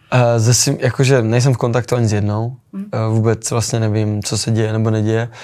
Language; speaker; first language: Czech; native; Czech